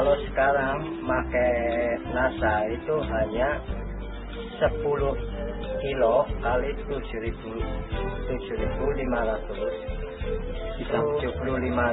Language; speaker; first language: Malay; non-native, local second language; Javanese